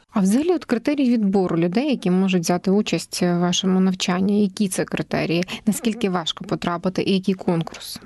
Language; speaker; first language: Ukrainian; native; Ukrainian